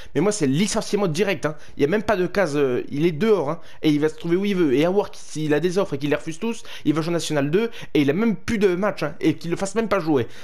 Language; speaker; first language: French; native; French